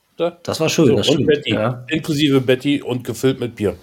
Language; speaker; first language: German; native; German